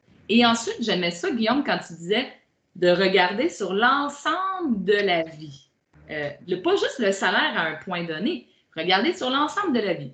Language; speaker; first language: French; native; French